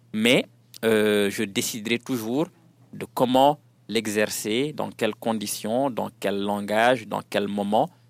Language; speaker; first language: French; non-native, local second language; Serer